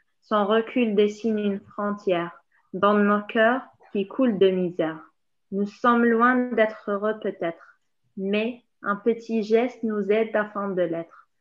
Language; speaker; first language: French; non-native, local second language; Arabic